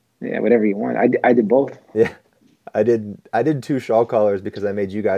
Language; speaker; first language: English; native; English